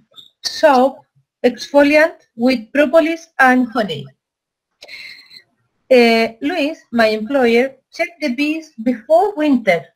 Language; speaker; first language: English; non-native, learner; Spanish